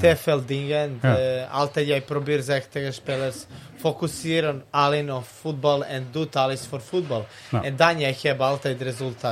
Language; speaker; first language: Dutch; non-native, learner; Serbian